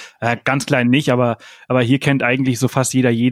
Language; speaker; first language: German; native; German